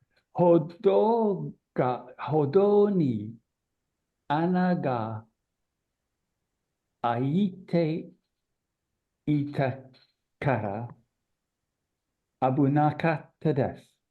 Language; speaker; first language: Japanese; non-native, learner; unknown